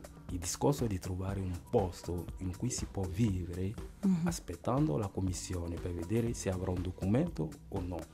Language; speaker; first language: Italian; non-native, fluent; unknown